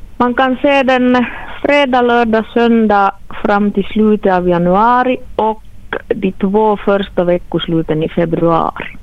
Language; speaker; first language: Swedish; native; Swedish